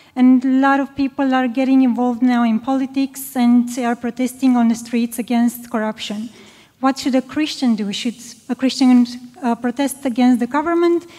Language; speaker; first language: English; non-native, fluent; Romanian